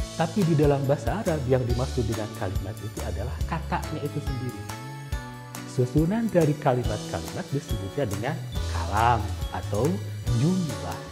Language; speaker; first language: Indonesian; non-native, local second language; Sundanese